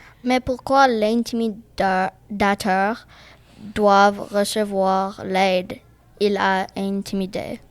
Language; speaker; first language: French; non-native, local second language; English